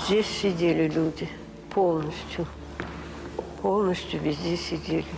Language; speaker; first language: Russian; native; Russian